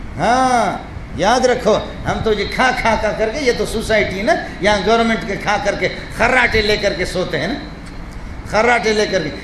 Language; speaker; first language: Urdu; non-native, local second language; Brahui